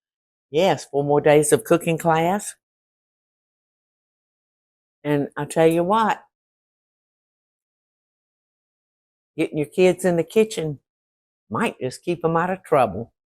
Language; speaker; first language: English; native; English